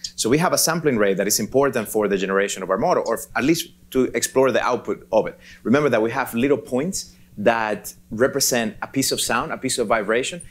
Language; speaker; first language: English; non-native, fluent; Spanish